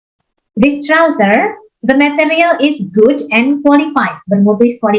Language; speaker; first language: English; non-native, fluent; Indonesian